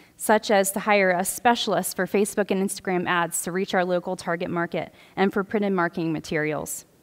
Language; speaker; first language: English; native; English